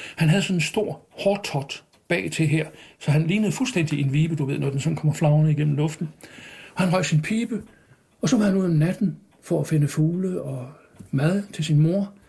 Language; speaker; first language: Danish; native; Danish